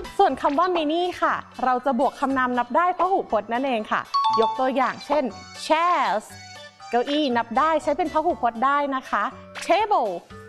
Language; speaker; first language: Thai; native; Thai